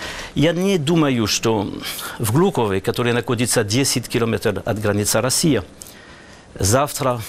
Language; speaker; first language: Russian; non-native, learner; French